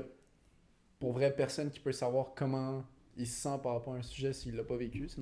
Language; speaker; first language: French; native; French